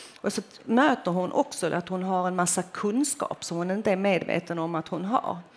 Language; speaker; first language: Swedish; early bilingual, other home language; Finnish